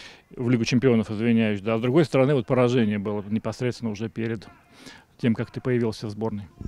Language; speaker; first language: Russian; native; Russian